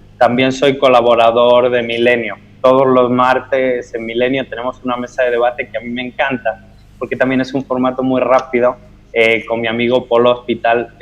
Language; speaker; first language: Spanish; native; Spanish